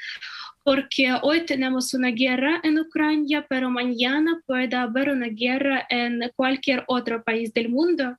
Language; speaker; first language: Spanish; non-native, fluent; Ukrainian